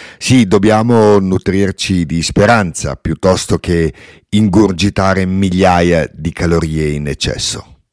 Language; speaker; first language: Italian; non-native, local second language; Ladin